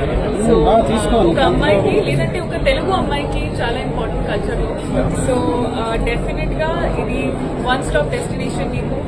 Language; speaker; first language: Telugu; non-native, fluent; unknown